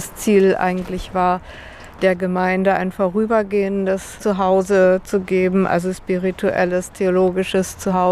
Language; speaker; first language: German; native; German